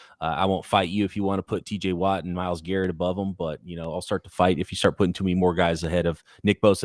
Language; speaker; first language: English; native; English